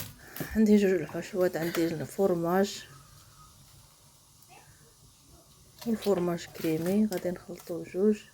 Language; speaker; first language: Arabic; native; Arabic